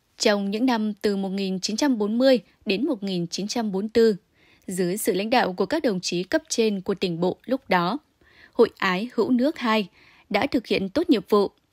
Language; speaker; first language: Vietnamese; native; Vietnamese